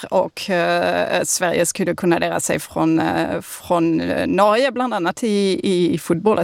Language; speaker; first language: Swedish; non-native, fluent; French